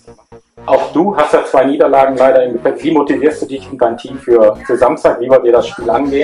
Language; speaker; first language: German; native; German